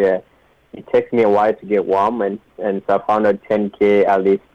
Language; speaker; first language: English; non-native, local second language; Kinyarwanda